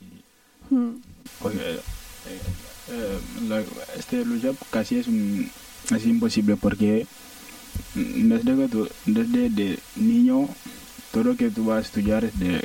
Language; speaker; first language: Spanish; non-native, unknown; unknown